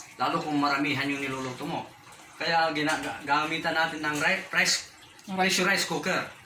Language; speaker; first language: Filipino; native; Filipino